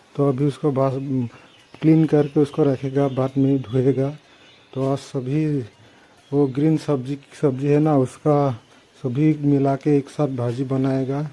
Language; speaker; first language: Hindi; non-native, local second language; Assamese